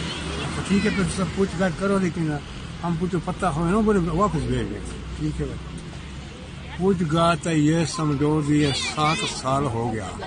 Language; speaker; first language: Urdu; non-native, local second language; Pashto